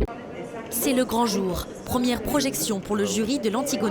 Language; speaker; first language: French; native; French